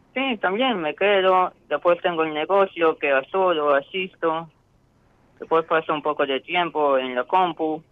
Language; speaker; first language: Spanish; native; Spanish